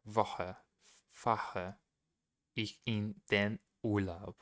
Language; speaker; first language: German; non-native, learner; Portuguese